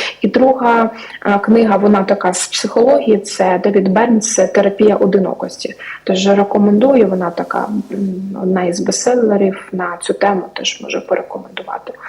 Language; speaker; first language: Ukrainian; native; Ukrainian